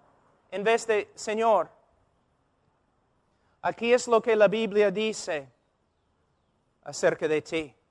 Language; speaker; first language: Spanish; non-native, fluent; English